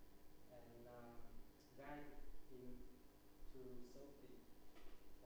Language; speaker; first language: English; non-native, learner; Vietnamese